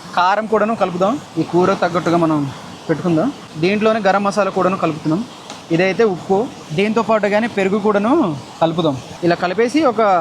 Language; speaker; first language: Telugu; non-native, local second language; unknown